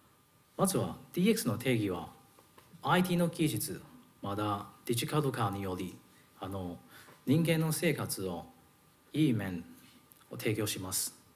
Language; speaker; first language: Japanese; non-native, learner; Cantonese